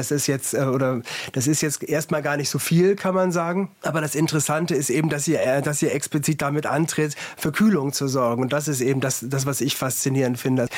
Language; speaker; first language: German; native; German